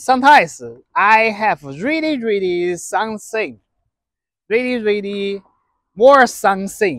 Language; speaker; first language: English; non-native, learner; Chinese